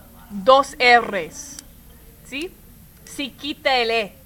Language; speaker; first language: Spanish; non-native, fluent; English